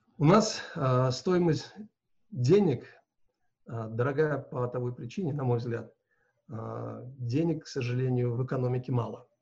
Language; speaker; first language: Russian; non-native, local second language; Uzbek